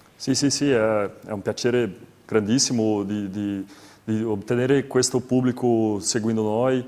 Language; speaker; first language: Italian; non-native, learner; Portuguese